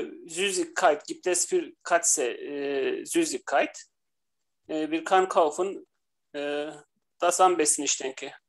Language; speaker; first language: German; non-native, learner; Turkish